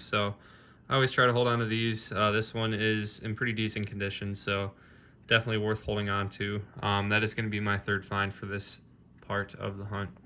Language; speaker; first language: English; native; English